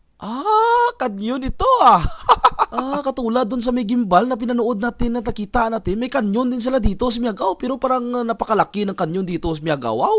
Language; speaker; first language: Filipino; non-native, local second language; Hiligaynon